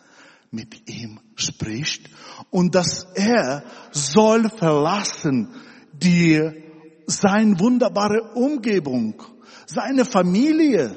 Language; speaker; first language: German; non-native, fluent; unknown